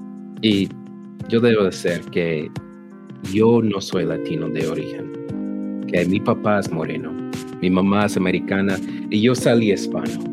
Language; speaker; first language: Spanish; non-native, learner; English